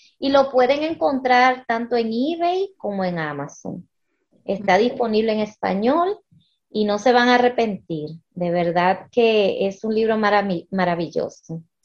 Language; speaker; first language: Spanish; early bilingual, heritage; Spanish